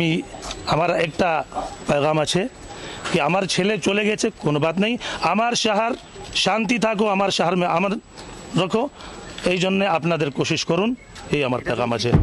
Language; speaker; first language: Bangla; non-native, local second language; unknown